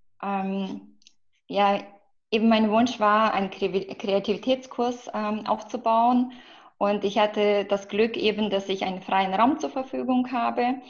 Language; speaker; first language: German; non-native, fluent; Russian